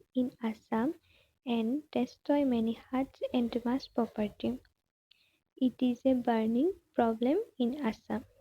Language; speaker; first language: English; non-native, local second language; Assamese